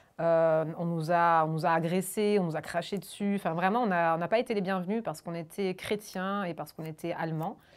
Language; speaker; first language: French; early bilingual, other home language; German